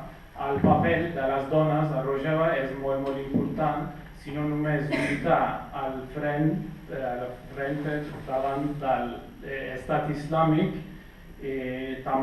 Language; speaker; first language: Catalan; non-native, fluent; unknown